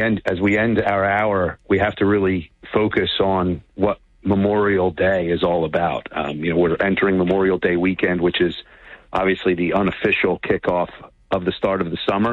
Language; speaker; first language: English; native; English